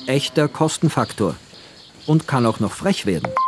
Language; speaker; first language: German; native; German